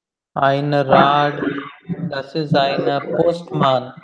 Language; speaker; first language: German; non-native, learner; Hindi